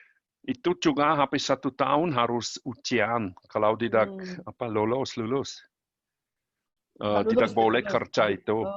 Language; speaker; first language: Indonesian; non-native, learner; German